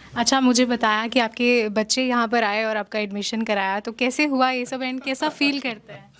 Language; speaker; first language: Hindi; native; Hindi